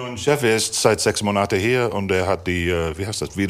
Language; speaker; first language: German; non-native, fluent; English